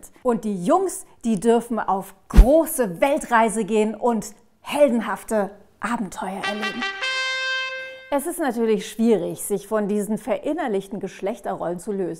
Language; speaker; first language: German; native; German